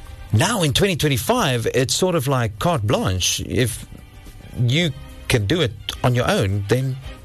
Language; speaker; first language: English; non-native, local second language; Afrikaans